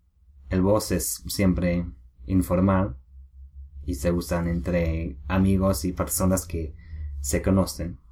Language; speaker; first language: Spanish; non-native, learner; English